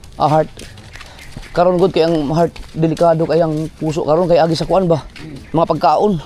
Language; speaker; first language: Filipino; non-native, local second language; Cebuano